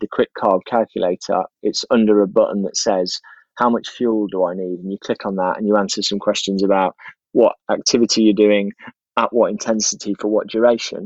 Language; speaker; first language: English; native; English